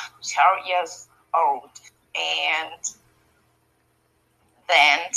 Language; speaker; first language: English; non-native, learner; Vietnamese